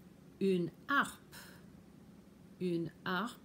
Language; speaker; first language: French; non-native, fluent; English